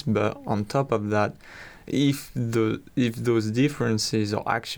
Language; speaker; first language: English; non-native, fluent; French